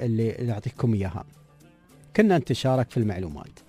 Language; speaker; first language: Arabic; native; Arabic